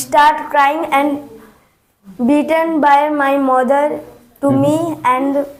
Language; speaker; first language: English; non-native, learner; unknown